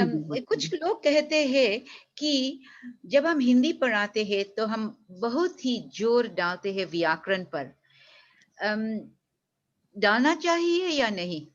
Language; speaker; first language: Hindi; non-native, fluent; English